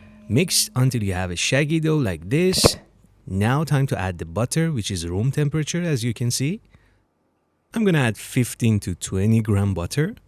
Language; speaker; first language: English; non-native, fluent; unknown